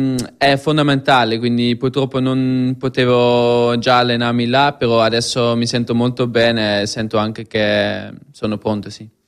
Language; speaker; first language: Italian; non-native, fluent; Dutch